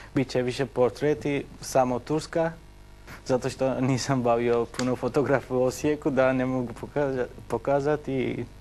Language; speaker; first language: Bosnian; non-native, learner; Turkish